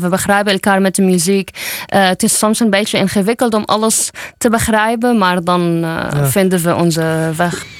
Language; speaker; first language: Dutch; non-native, fluent; Arabic